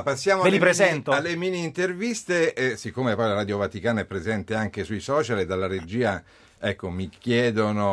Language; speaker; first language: Italian; native; Italian